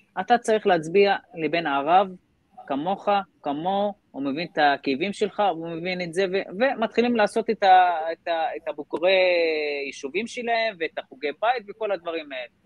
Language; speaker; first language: Hebrew; non-native, local second language; Arabic